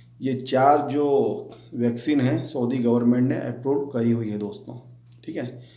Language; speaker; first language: Hindi; native; Hindi